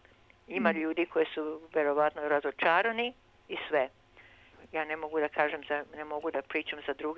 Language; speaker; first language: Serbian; early bilingual, heritage; Serbian